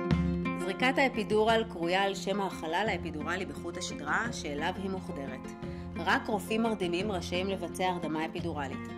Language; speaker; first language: Hebrew; native; Hebrew